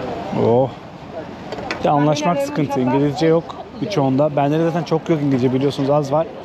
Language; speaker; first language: Turkish; native; Turkish